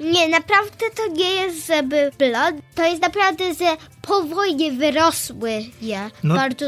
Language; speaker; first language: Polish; early bilingual, heritage; Polish